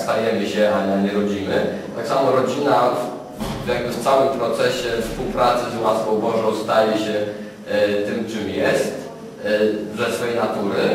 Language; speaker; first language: Polish; native; Polish